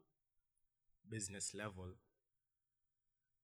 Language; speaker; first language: English; non-native, local second language; Swahili